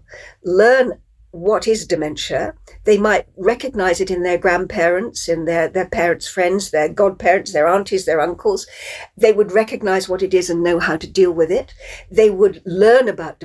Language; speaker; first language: English; native; English